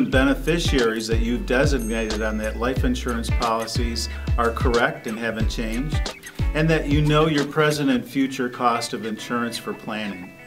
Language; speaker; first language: English; native; English